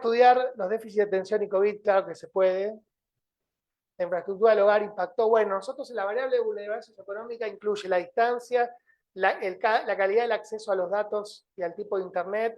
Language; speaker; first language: Spanish; native; Spanish